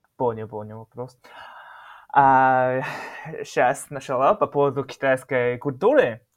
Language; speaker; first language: Russian; non-native, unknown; Chinese